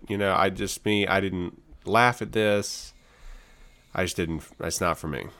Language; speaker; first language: English; native; English